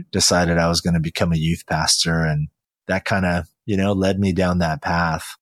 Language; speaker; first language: English; early bilingual, other home language; Korean